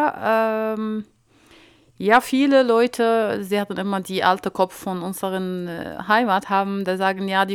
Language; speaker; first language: German; non-native, learner; Arabic